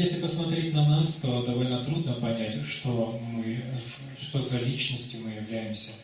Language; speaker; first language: Russian; native; Russian